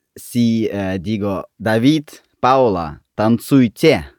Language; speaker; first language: Spanish; non-native, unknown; Russian